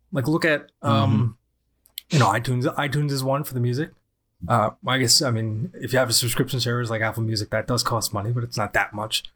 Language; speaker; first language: English; native; English